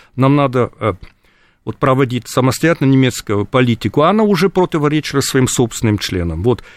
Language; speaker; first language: Russian; non-native, fluent; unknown